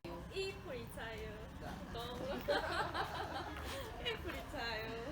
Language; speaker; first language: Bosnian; non-native, learner; Korean